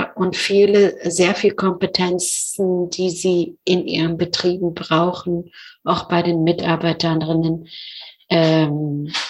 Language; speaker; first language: German; non-native, fluent; Persian